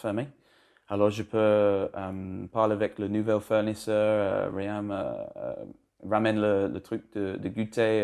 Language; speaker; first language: French; non-native, learner; English